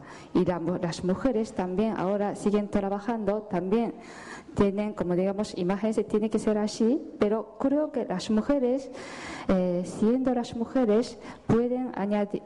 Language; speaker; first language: Spanish; non-native, fluent; Japanese